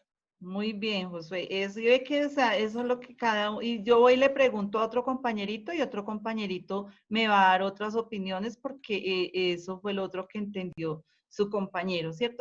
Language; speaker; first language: Spanish; native; Spanish